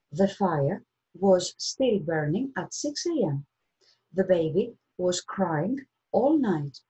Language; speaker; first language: English; non-native, fluent; Greek